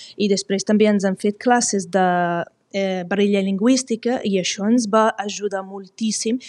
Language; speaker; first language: Catalan; non-native, fluent; Arabic